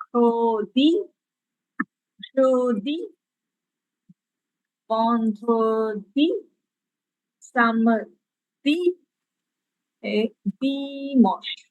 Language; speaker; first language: French; non-native, fluent; Bangla